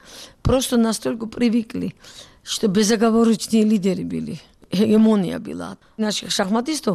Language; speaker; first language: Russian; non-native, local second language; Georgian